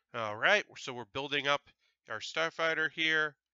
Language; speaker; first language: English; native; English